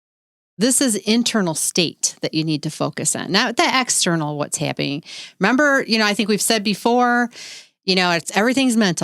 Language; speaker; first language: English; native; English